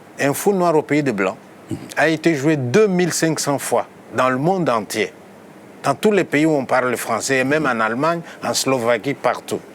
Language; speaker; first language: French; non-native, local second language; Luba-Lulua